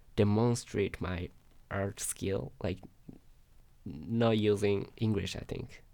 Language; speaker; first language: English; non-native, learner; Japanese